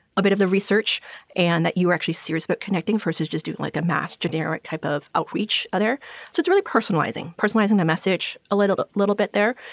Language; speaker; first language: English; non-native, local second language; Cantonese